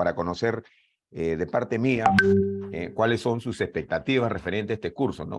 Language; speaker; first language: Spanish; native; Spanish